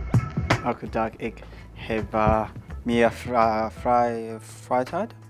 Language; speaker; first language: Dutch; non-native, learner; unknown